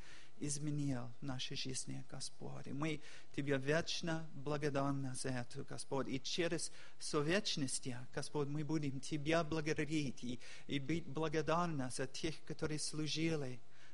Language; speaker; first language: Russian; non-native, fluent; English